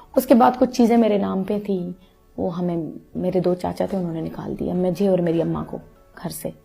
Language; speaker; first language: Urdu; non-native, local second language; Punjabi